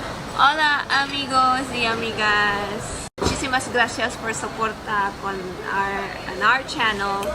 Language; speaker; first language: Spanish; non-native, learner; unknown